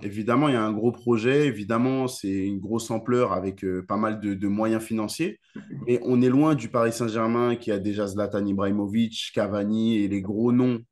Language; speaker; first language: French; native; French